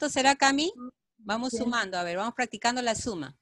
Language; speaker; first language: Spanish; native; Spanish